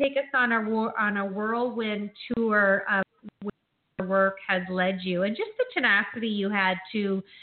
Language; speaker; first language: English; native; English